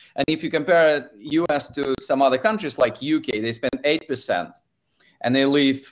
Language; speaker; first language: English; non-native, fluent; Russian